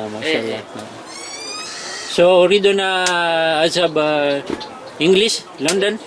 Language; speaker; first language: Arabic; non-native, learner; Gujarati